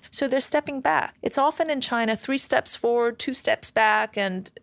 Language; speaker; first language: English; non-native, fluent; Chinese